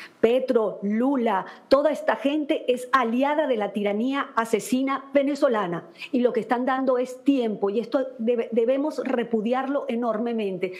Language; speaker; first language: Spanish; native; Spanish